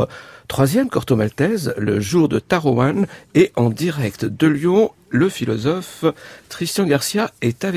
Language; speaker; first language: French; native; French